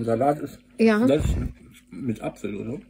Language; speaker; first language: German; native; German